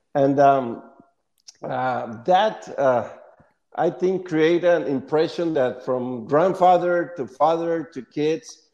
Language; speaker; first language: English; non-native, fluent; Spanish